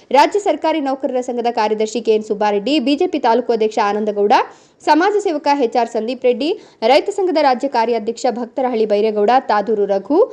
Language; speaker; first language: Kannada; native; Kannada